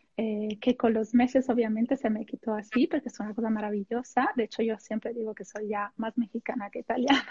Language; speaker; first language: Spanish; non-native, fluent; Italian